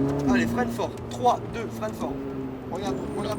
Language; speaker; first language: French; native; French